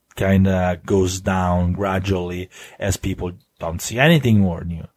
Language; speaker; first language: English; non-native, fluent; Italian